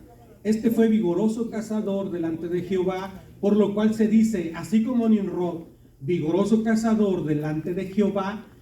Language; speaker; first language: Spanish; native; Spanish